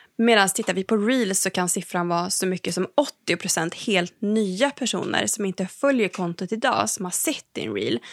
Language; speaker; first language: Swedish; native; Swedish